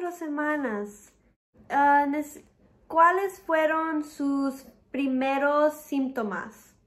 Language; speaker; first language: Spanish; early bilingual, heritage; English